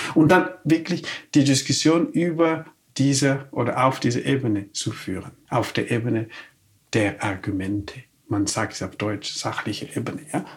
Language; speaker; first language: German; non-native, fluent; Wolof